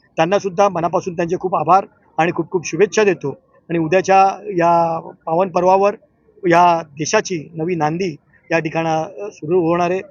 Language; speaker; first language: Marathi; native; Marathi